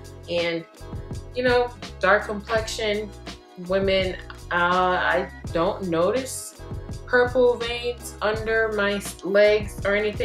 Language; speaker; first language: English; native; English